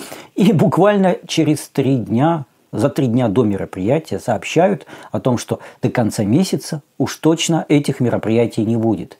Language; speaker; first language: Russian; native; Russian